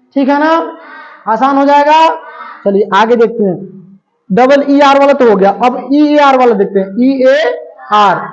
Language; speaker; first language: Hindi; native; Hindi